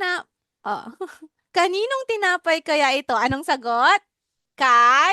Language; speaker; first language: Filipino; native; Filipino